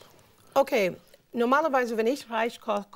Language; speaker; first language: German; non-native, learner; English